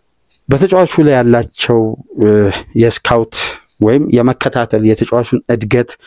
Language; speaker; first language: Amharic; native; Amharic